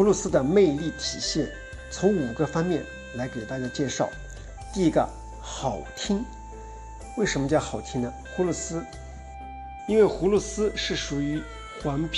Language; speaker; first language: Chinese; native; Chinese